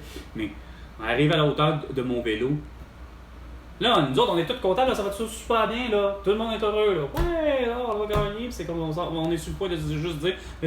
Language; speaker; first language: French; native; French